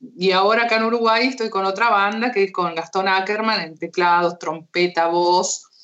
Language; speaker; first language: Spanish; early bilingual, heritage; Spanish